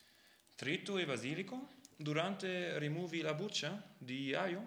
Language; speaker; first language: Italian; non-native, learner; German